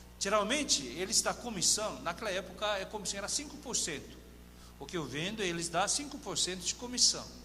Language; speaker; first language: Portuguese; non-native, fluent; Korean